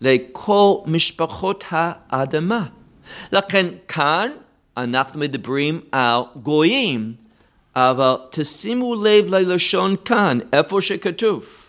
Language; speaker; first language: Hebrew; non-native, fluent; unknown